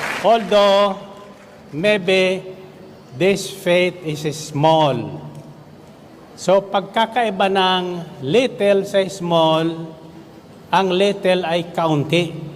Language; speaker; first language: Filipino; native; Filipino